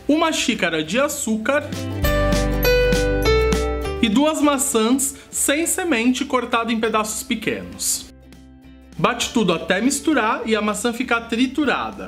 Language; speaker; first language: Portuguese; native; Portuguese